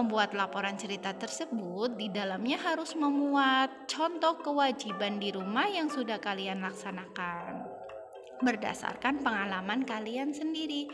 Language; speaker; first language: Indonesian; native; Indonesian